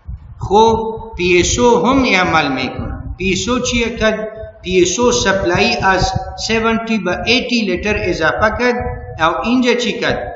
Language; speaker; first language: Persian; non-native, local second language; Pashto